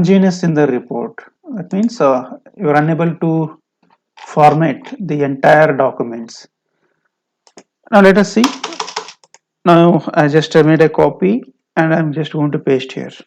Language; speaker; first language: English; non-native, local second language; Kannada